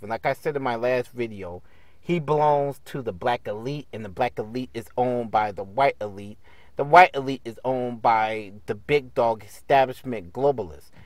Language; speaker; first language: English; native; English